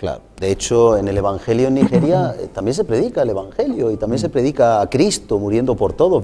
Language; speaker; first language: Spanish; native; Spanish